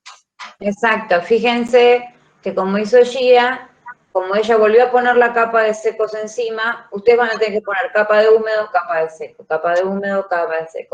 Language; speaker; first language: Spanish; native; Spanish